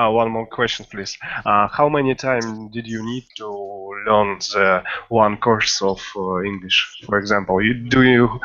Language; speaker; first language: English; non-native, learner; Russian